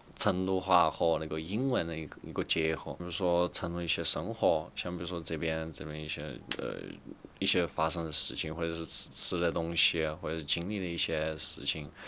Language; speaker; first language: Chinese; non-native, fluent; Polish